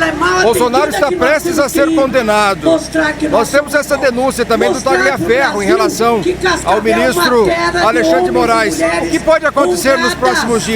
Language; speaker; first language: Portuguese; native; Portuguese